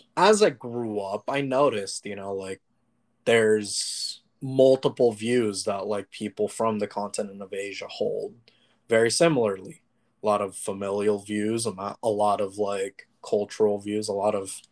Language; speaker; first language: English; early bilingual, other home language; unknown